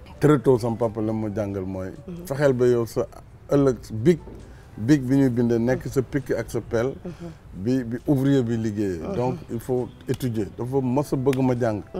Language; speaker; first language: Wolof; non-native, local second language; Fula